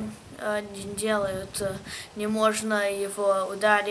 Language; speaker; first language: Russian; early bilingual, heritage; English